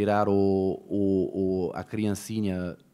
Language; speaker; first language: Portuguese; native; Portuguese